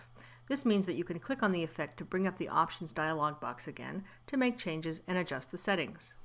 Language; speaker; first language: English; native; English